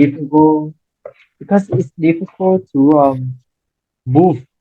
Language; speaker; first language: English; non-native, learner; Vietnamese